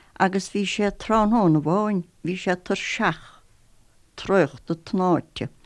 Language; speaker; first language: Irish; native; Irish